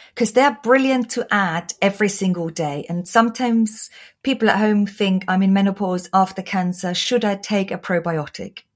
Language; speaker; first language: English; non-native, fluent; German